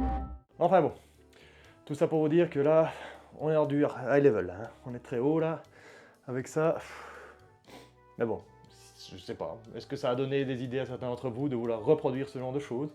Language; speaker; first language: French; native; French